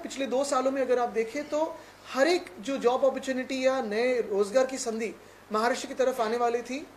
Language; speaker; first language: Hindi; non-native, local second language; Marathi